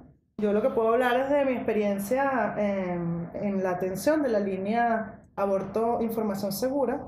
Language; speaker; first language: Spanish; native; Spanish